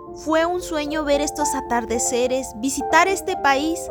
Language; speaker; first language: Spanish; native; Spanish